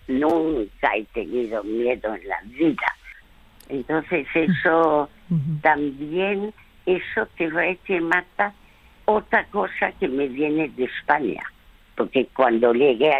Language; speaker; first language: Spanish; early bilingual, other home language; French